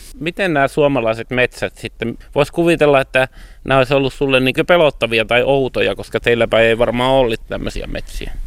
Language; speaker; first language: Finnish; native; Finnish